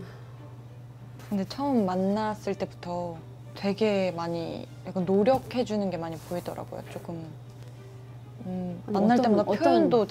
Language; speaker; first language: Korean; native; Korean